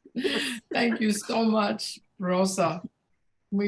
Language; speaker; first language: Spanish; non-native, learner; English